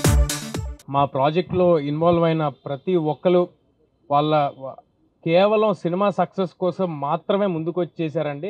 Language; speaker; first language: Telugu; native; Telugu